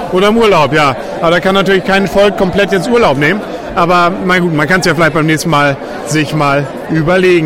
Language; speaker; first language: German; native; German